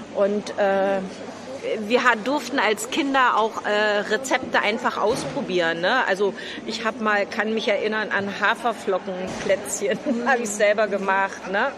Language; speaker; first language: German; native; German